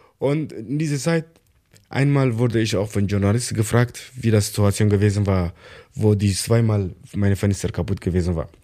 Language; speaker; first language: German; non-native, learner; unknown